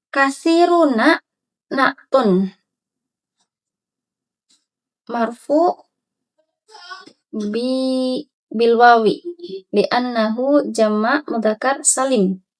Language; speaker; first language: Arabic; non-native, learner; Indonesian